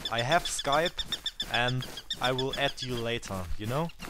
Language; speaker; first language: English; non-native, learner; German